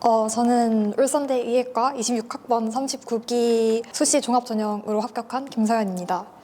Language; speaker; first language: Korean; native; Korean